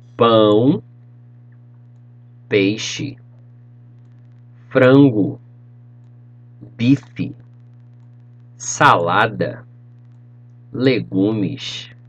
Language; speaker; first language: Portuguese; non-native, fluent; English